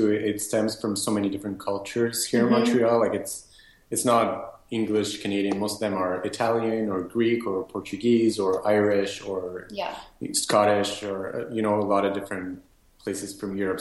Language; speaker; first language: English; native; English